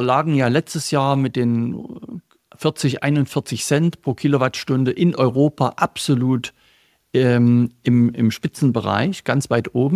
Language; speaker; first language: German; native; German